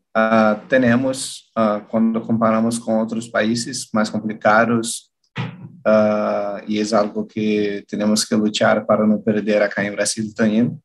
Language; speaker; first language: Spanish; non-native, learner; Portuguese